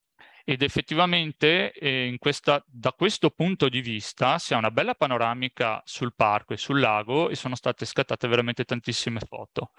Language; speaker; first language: Italian; native; Italian